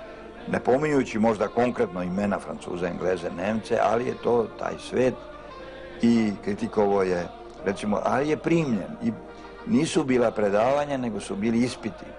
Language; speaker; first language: Bosnian; native; Bosnian